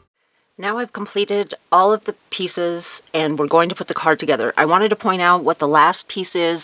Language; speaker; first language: English; native; English